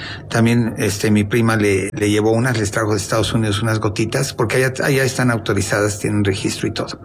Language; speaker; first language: Spanish; native; Spanish